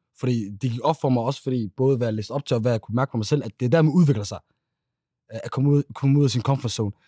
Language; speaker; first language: Danish; early bilingual, other home language; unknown